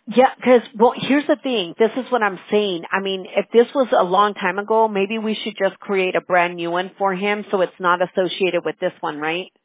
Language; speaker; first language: English; early bilingual, other home language; Spanish